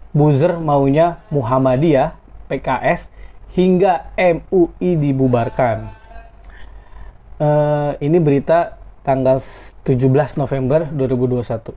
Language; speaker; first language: Indonesian; native; Indonesian